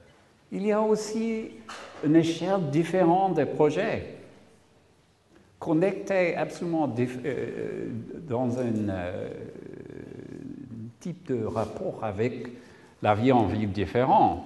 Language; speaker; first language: French; non-native, learner; English